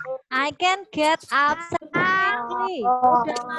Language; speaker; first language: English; non-native, fluent; Indonesian